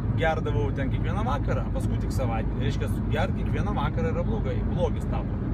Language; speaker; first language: Lithuanian; non-native, local second language; Russian